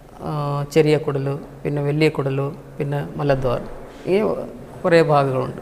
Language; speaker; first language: Malayalam; non-native, fluent; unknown